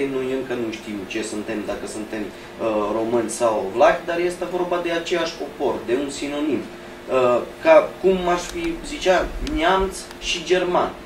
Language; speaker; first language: Romanian; early bilingual, heritage; Romanian